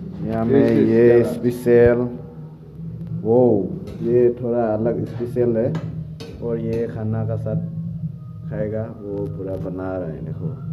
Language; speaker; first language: Hindi; non-native, local second language; Assamese